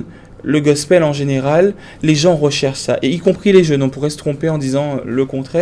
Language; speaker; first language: French; native; French